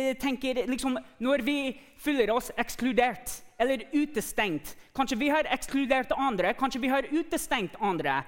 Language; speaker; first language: Norwegian; non-native, fluent; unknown